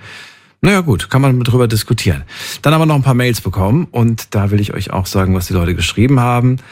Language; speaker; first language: German; native; German